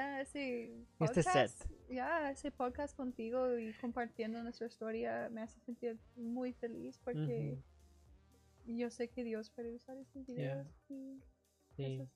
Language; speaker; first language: Spanish; non-native, learner; English